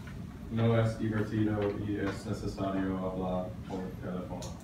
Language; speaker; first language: Spanish; non-native, learner; English